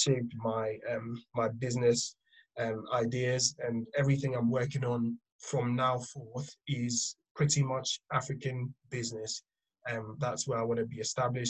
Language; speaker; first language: English; non-native, local second language; Akan